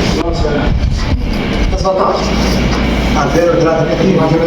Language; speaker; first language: Arabic; non-native, learner; Bangla